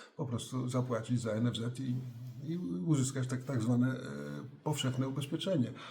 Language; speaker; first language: Polish; native; Polish